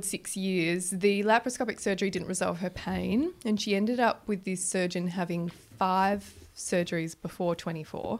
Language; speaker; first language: English; native; English